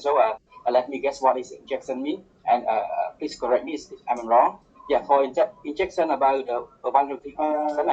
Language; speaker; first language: English; non-native, learner; Khmer